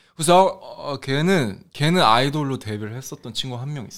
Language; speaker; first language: Korean; early bilingual, heritage; Korean